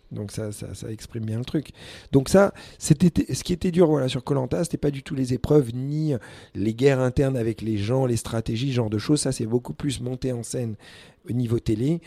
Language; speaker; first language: French; early bilingual, other home language; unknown